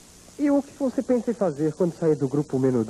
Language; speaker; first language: Portuguese; native; Portuguese